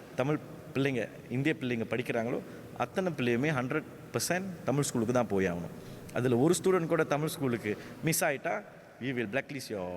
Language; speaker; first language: Tamil; native; Tamil